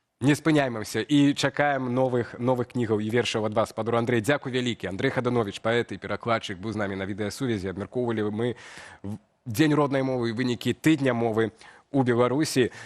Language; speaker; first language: Belarusian; native; Belarusian